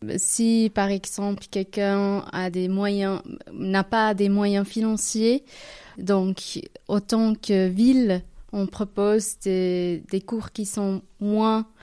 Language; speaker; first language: French; non-native, local second language; Tamil